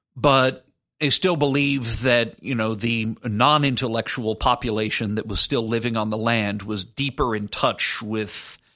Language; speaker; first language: English; native; English